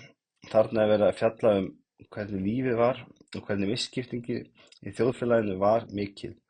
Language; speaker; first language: Icelandic; native; Icelandic